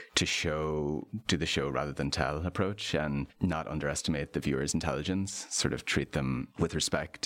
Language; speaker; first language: English; native; English